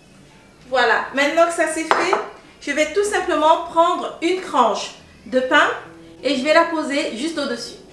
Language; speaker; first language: French; native; French